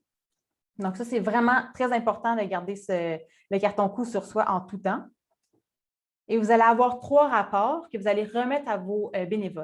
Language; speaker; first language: French; native; French